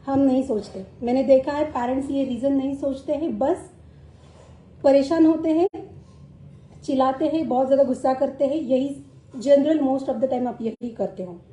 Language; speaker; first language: Hindi; non-native, local second language; Marathi